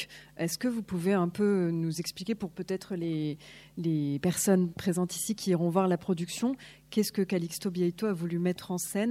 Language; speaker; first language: French; native; French